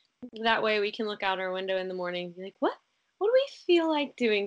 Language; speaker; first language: English; native; English